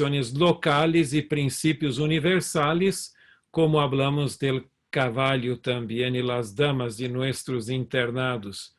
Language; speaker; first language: Spanish; non-native, fluent; Portuguese